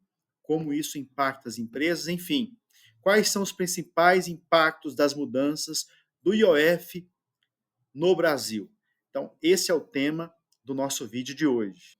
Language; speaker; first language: Portuguese; native; Portuguese